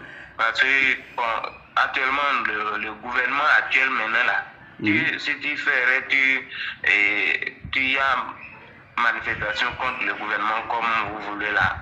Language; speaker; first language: French; non-native, local second language; Fon